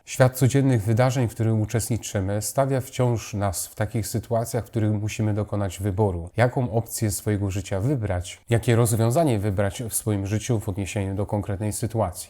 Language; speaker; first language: Polish; native; Polish